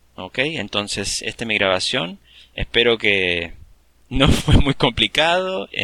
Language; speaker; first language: Spanish; early bilingual, heritage; English